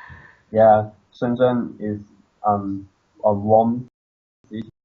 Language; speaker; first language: English; non-native, learner; Chinese